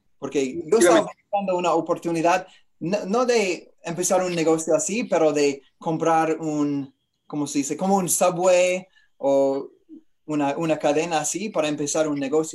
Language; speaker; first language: Spanish; non-native, learner; English